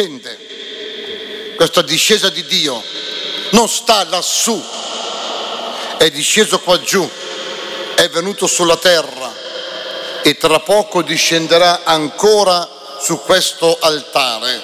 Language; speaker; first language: Italian; native; Italian